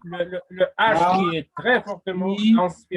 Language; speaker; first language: French; non-native, fluent; Russian